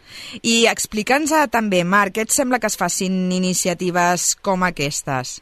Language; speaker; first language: Catalan; native; Catalan